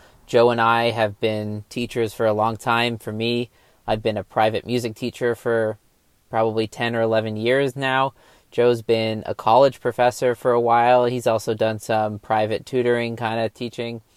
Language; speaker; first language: English; native; English